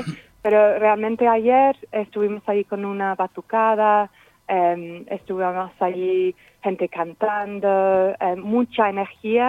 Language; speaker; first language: Spanish; non-native, fluent; English